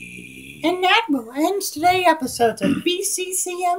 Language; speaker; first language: English; native; English